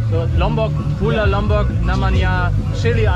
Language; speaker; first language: Indonesian; non-native, learner; German